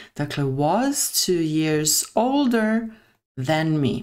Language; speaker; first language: English; non-native, fluent; Serbian